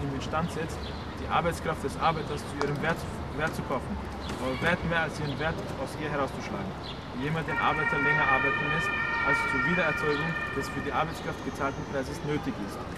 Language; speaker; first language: German; native; German